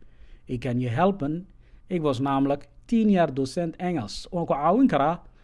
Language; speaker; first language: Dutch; non-native, fluent; Somali